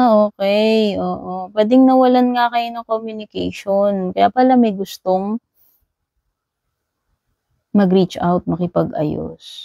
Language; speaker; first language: Filipino; native; Filipino